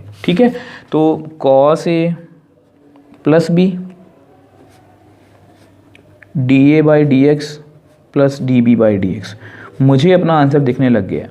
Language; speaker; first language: Hindi; native; Hindi